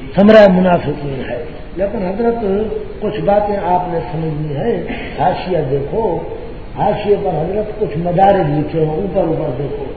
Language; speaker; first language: Urdu; non-native, local second language; Pashto